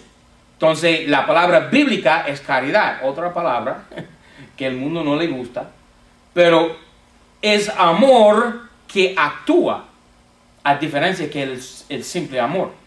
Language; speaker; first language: Spanish; non-native, fluent; English